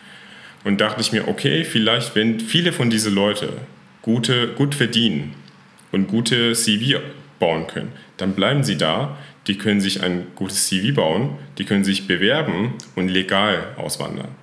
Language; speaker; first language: German; non-native, fluent; Persian